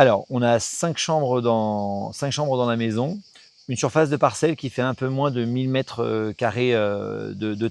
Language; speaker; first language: French; native; French